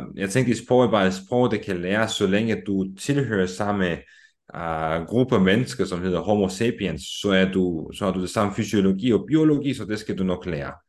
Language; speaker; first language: Danish; non-native, fluent; Romanian